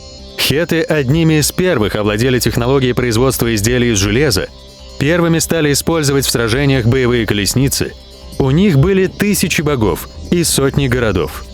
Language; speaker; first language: Russian; native; Russian